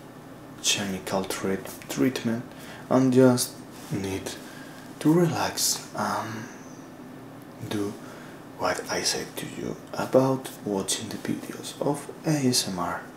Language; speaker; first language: English; non-native, learner; Spanish